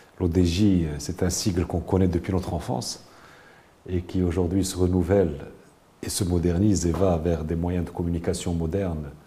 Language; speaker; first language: French; non-native, local second language; Arabic